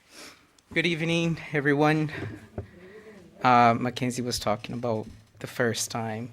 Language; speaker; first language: English; non-native, fluent; Portuguese